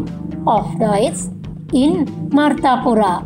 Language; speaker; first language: German; non-native, fluent; Indonesian